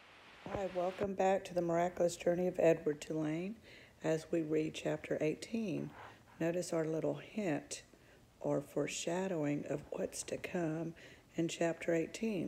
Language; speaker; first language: English; native; English